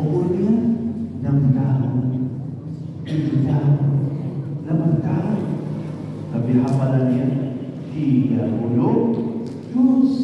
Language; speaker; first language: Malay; non-native, fluent; Arabic